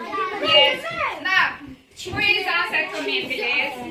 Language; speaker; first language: English; non-native, learner; Azerbaijani